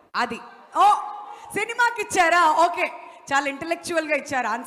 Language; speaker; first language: Telugu; native; Telugu